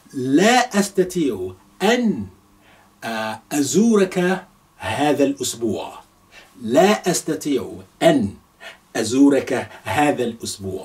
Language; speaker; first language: Arabic; non-native, fluent; Yoruba